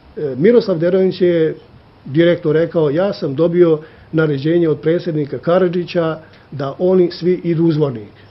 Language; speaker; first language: Bosnian; native; Bosnian